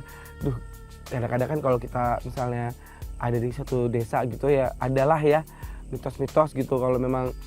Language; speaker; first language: Indonesian; native; Indonesian